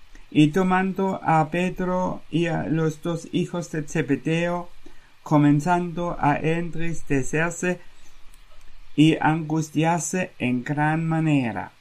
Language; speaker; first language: Spanish; non-native, fluent; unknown